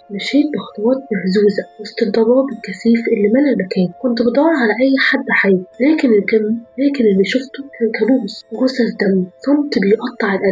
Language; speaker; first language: Arabic; native; Arabic